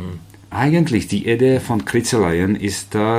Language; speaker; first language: German; non-native, fluent; Czech